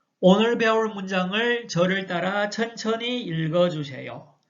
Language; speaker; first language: Korean; non-native, fluent; Chinese